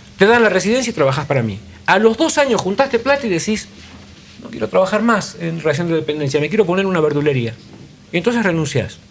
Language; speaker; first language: Spanish; native; Spanish